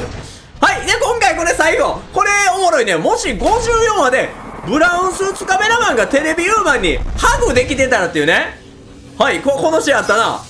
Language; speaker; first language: Japanese; native; Japanese